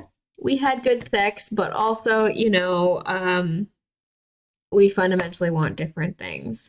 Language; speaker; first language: English; native; English